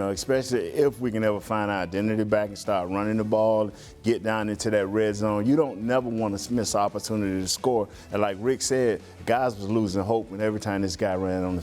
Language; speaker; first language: English; native; English